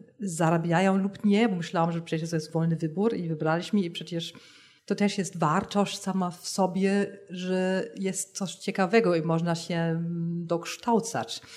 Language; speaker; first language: Polish; non-native, fluent; German